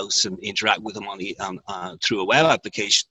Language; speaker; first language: English; native; English